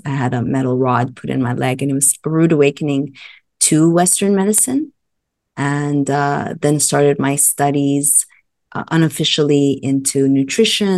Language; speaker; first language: English; native; English